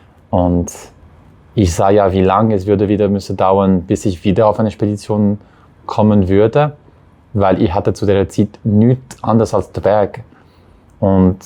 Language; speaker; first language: German; non-native, local second language; French